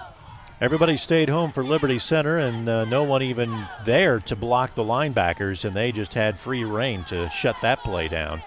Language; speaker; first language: English; native; English